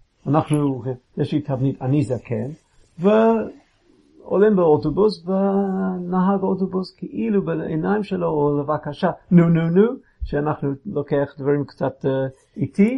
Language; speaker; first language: Hebrew; non-native, fluent; English